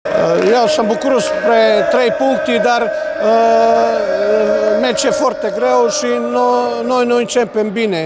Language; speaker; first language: Romanian; non-native, learner; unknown